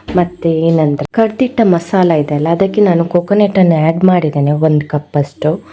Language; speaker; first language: Kannada; non-native, local second language; Tulu